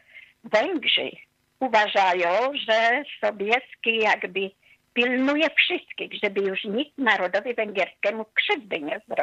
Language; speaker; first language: Polish; non-native, fluent; Hungarian